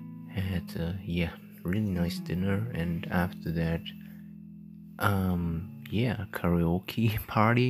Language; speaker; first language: English; non-native, fluent; German